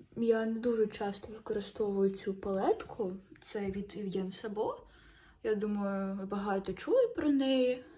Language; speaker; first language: Ukrainian; non-native, local second language; Russian